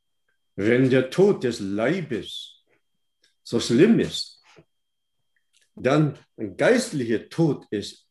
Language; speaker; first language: German; non-native, fluent; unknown